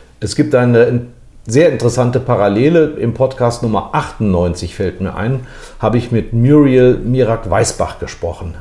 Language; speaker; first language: German; native; German